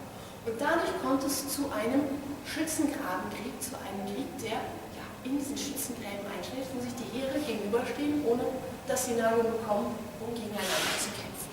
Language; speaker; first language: German; native; German